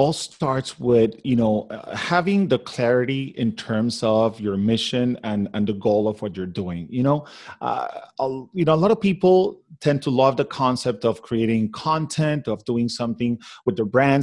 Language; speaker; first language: English; non-native, fluent; Spanish